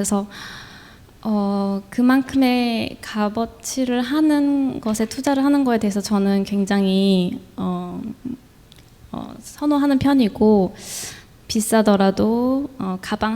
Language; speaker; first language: Korean; native; Korean